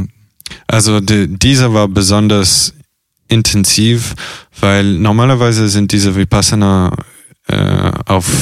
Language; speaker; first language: German; non-native, fluent; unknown